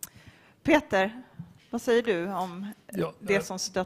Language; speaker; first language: Swedish; native; Swedish